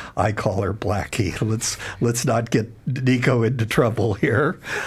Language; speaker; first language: English; native; English